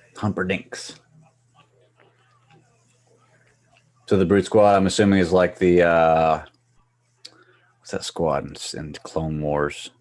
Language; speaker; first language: English; native; English